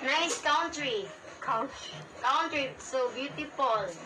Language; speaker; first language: English; non-native, learner; Cebuano